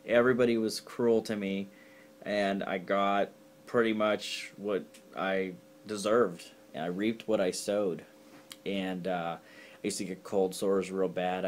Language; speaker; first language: English; native; English